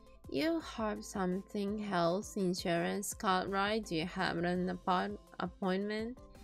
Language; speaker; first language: English; non-native, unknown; Japanese